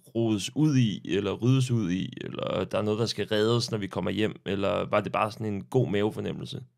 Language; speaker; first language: Danish; native; Danish